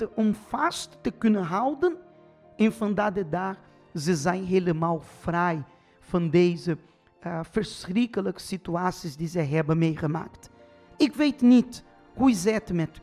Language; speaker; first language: Dutch; non-native, fluent; Portuguese